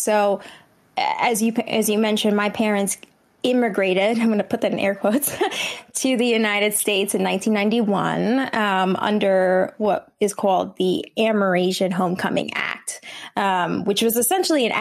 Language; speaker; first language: English; early bilingual, other home language; Vietnamese